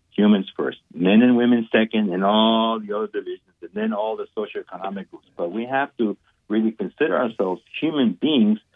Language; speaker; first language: English; non-native, fluent; Spanish